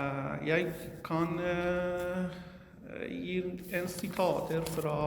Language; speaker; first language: Norwegian; non-native, learner; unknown